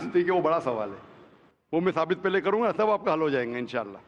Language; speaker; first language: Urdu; non-native, local second language; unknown